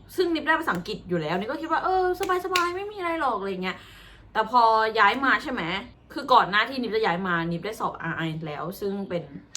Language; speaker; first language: Thai; native; Thai